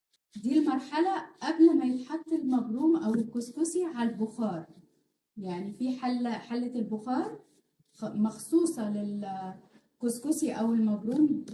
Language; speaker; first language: Arabic; native; Arabic